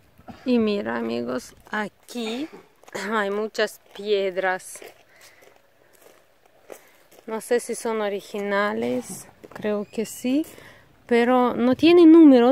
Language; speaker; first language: Spanish; non-native, learner; Russian